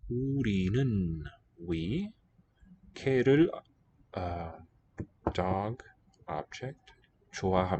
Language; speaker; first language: Korean; non-native, learner; English